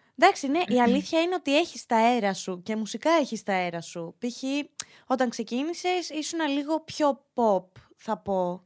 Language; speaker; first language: Greek; native; Greek